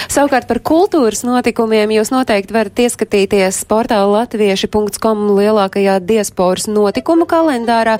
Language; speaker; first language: Latvian; native; Latvian